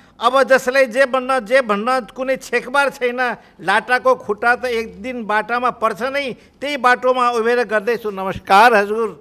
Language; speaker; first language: Nepali; non-native, local second language; Marwari